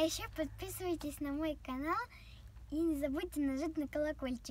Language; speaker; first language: Russian; early bilingual, heritage; Russian